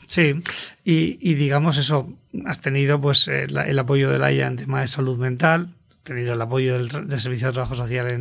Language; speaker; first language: Spanish; native; Spanish